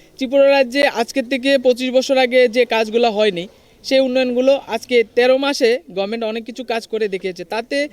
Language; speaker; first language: Bangla; native; Bangla